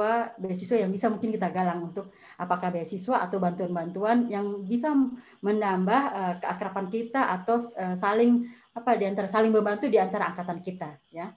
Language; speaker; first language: Indonesian; native; Indonesian